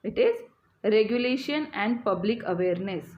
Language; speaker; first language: English; non-native, local second language; Marathi